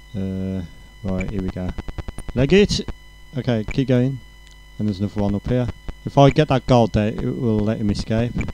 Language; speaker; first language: English; native; English